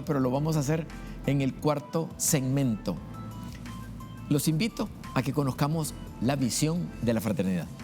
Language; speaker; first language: Spanish; native; Spanish